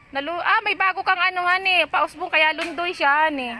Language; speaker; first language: Filipino; native; Filipino